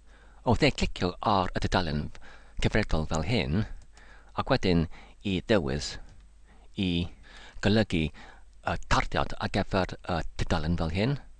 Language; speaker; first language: Welsh; non-native, learner; English